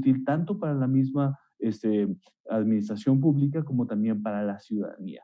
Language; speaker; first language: Spanish; native; Spanish